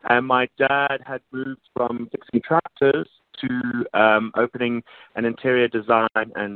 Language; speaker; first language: English; native; English